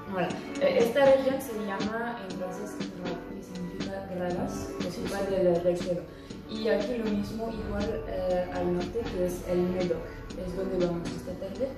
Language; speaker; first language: Spanish; non-native, fluent; French